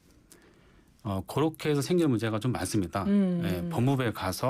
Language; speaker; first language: Korean; native; Korean